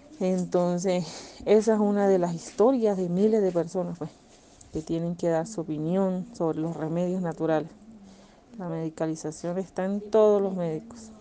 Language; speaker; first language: Spanish; native; Spanish